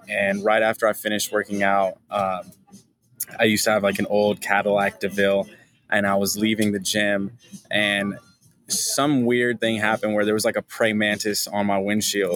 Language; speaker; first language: English; native; English